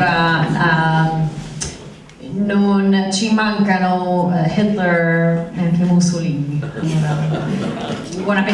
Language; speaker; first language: Italian; non-native, fluent; English